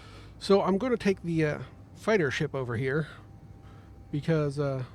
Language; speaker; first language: English; native; English